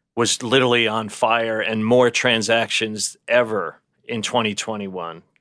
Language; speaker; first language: English; native; English